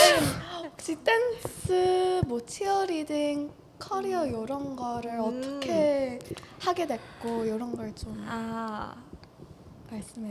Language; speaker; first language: Korean; early bilingual, heritage; Korean